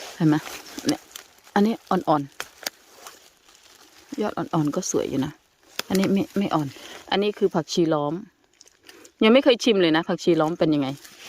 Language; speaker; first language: Thai; native; Thai